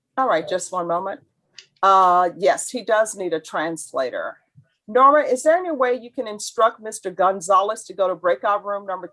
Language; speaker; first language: English; native; English